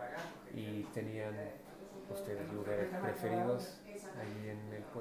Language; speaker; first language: Spanish; non-native, fluent; English